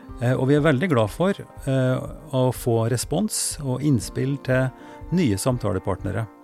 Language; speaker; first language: Norwegian; native; Norwegian